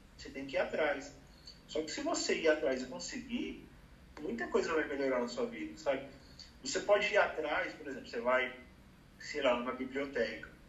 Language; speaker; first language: Portuguese; native; Portuguese